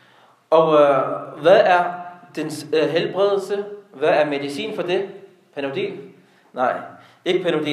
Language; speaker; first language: Danish; non-native, local second language; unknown